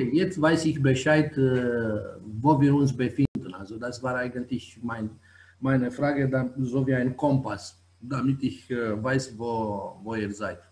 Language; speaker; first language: German; non-native, fluent; Romanian